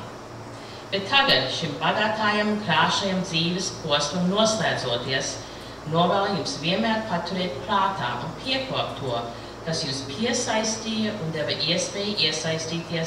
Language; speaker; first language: Latvian; early bilingual, heritage; Latvian